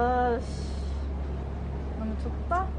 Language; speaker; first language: Korean; non-native, learner; Japanese